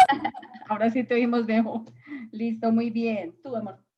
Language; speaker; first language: Spanish; native; Spanish